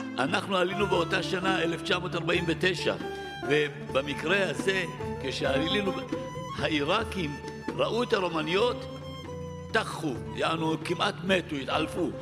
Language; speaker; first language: Hebrew; early bilingual, other home language; Arabic